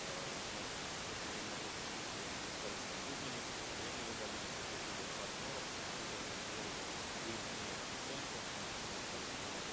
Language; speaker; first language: Russian; native; Russian